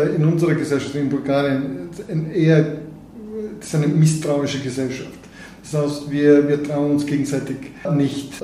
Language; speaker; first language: German; non-native, fluent; Bulgarian